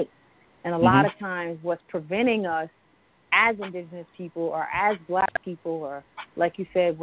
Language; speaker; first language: English; native; English